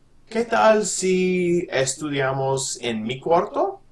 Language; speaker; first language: Spanish; non-native, fluent; English